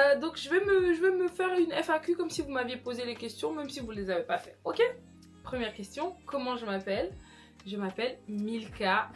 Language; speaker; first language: French; native; French